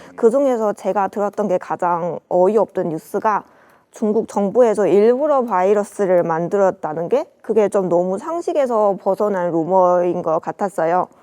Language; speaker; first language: Korean; non-native, fluent; Chinese